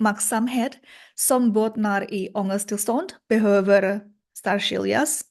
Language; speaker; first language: Swedish; non-native, learner; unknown